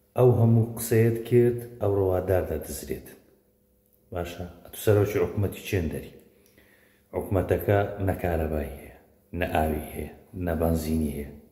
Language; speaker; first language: Central Kurdish; native; Central Kurdish